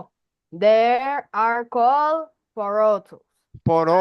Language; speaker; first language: English; non-native, learner; Spanish